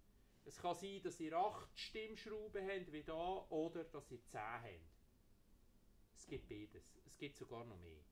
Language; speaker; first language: German; native; German